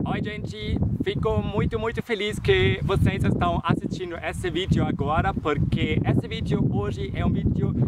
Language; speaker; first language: Portuguese; non-native, fluent; German